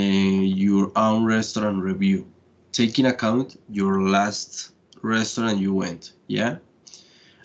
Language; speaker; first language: English; non-native, fluent; Spanish